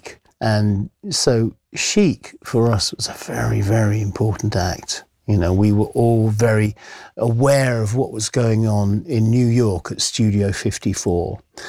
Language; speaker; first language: English; native; English